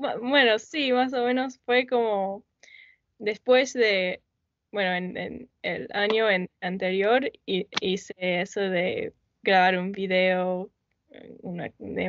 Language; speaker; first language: Spanish; non-native, learner; English